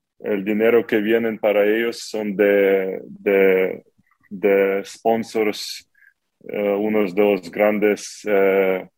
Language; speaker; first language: Spanish; non-native, fluent; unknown